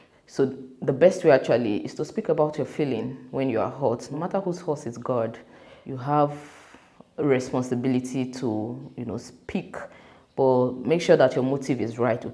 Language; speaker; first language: English; non-native, local second language; Yoruba